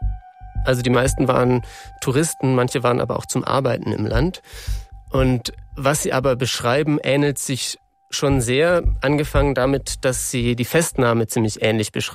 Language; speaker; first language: German; native; German